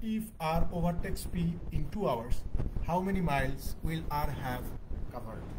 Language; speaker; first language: English; non-native, local second language; Bangla